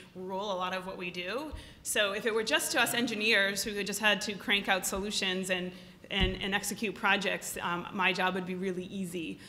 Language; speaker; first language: English; native; English